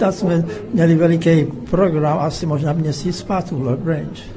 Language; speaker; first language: Czech; early bilingual, heritage; English